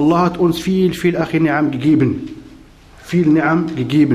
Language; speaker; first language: German; non-native, learner; Arabic